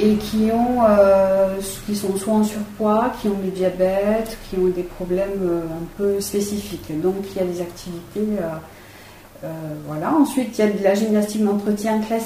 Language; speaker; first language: French; native; French